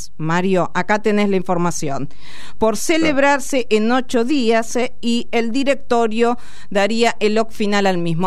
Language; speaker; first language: Spanish; native; Spanish